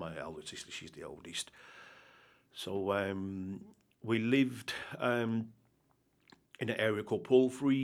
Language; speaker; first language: English; native; English